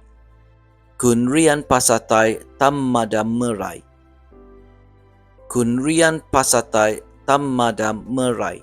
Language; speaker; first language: Thai; non-native, learner; English